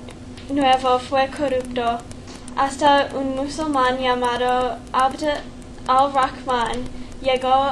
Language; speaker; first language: Spanish; non-native, learner; English